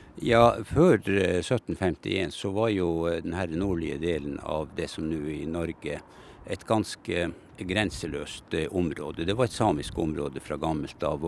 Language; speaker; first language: Norwegian; native; Norwegian